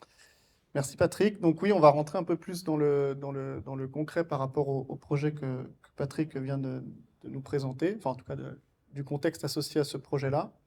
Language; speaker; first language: French; native; French